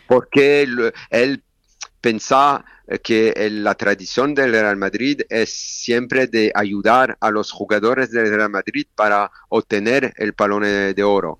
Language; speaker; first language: Spanish; non-native, fluent; French